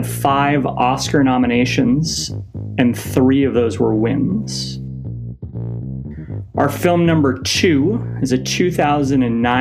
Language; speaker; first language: English; native; English